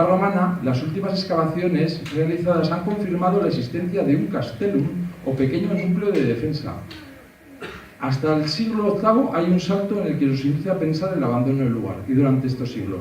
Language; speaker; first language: Spanish; native; Spanish